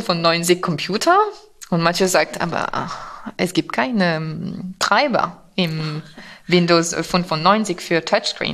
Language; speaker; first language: German; non-native, fluent; French